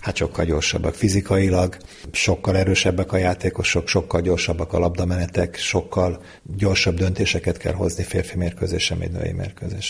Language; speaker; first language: Hungarian; native; Hungarian